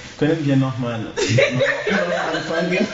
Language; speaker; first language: German; non-native, learner; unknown